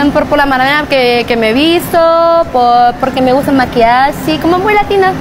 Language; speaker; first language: Spanish; non-native, fluent; Chinese